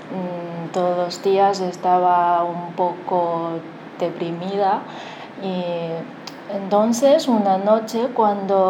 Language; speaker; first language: Spanish; non-native, fluent; Chinese